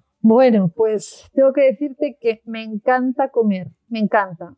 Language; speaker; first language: Spanish; native; Spanish